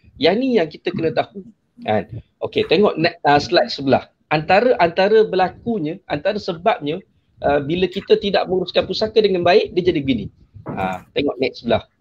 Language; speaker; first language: Malay; native; Malay